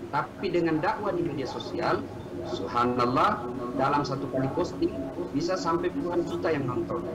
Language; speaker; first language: Indonesian; non-native, local second language; Buginese